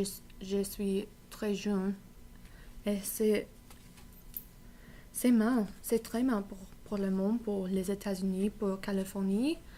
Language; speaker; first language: French; non-native, learner; English